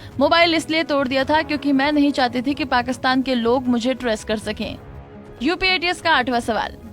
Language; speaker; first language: Hindi; native; Hindi